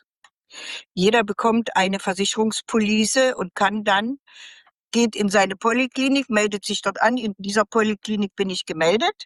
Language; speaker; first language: German; native; German